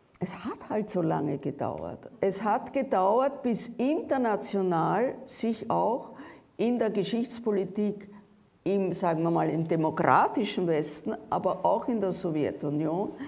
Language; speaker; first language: German; native; German